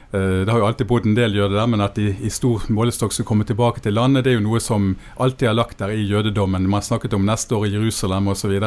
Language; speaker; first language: Norwegian; native; Norwegian